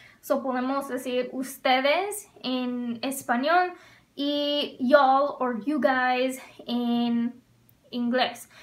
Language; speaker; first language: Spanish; non-native, fluent; English